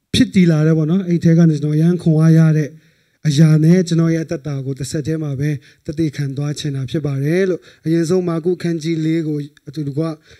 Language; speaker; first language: Burmese; non-native, local second language; Tedim Chin